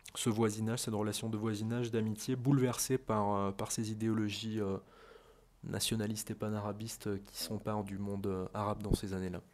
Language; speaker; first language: French; native; French